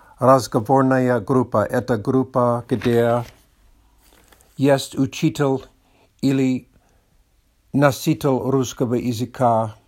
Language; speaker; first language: Russian; non-native, learner; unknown